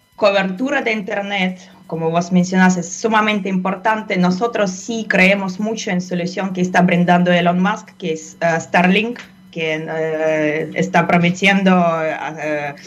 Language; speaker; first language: Spanish; non-native, fluent; Russian